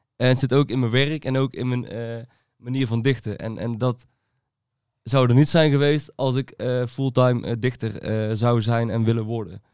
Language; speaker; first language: Dutch; native; Dutch